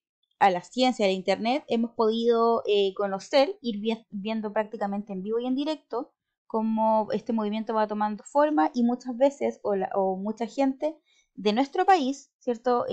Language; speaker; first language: Spanish; native; Spanish